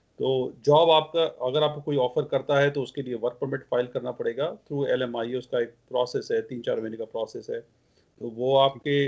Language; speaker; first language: Hindi; non-native, local second language; Punjabi